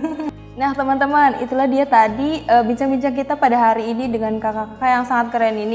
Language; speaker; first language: Indonesian; native; Indonesian